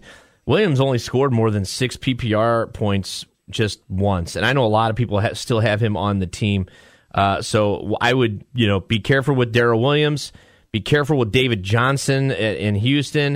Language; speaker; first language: English; native; English